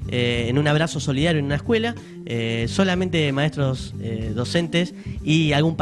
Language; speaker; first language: Spanish; native; Spanish